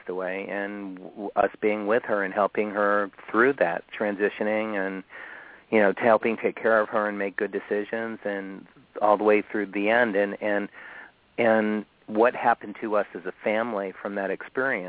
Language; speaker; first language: English; native; English